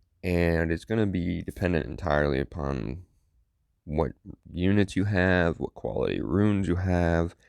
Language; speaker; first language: English; native; English